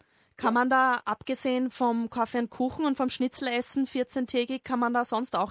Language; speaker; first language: German; native; German